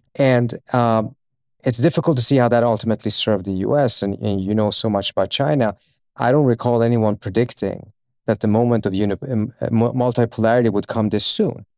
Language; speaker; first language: English; early bilingual, other home language; Persian